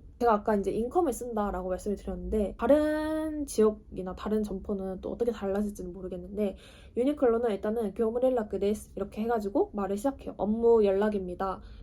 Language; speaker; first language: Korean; native; Korean